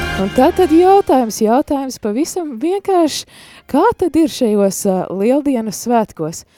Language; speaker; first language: Latvian; native; Latvian